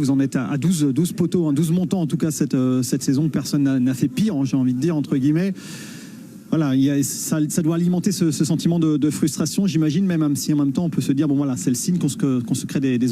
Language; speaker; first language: French; native; French